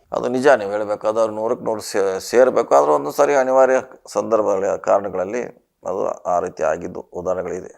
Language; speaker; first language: Kannada; native; Kannada